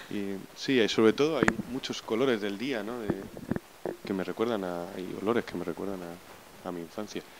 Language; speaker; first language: Spanish; native; Spanish